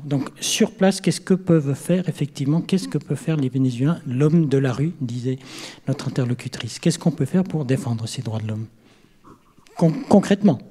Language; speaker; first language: French; native; French